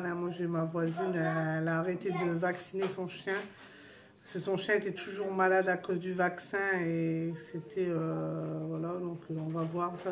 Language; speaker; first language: French; native; French